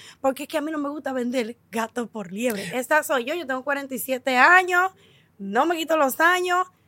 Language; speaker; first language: Spanish; early bilingual, heritage; Spanish